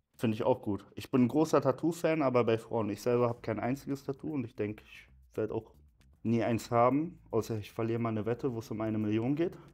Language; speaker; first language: German; native; German